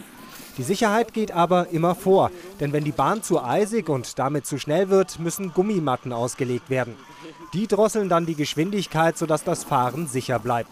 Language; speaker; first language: German; native; German